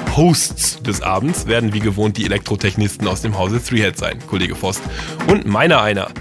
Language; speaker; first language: German; native; German